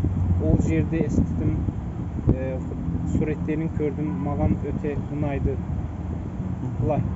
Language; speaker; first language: Kazakh; non-native, fluent; Azerbaijani